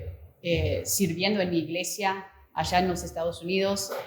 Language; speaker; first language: Spanish; non-native, fluent; English